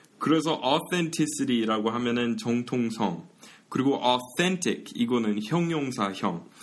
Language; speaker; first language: Korean; non-native, fluent; English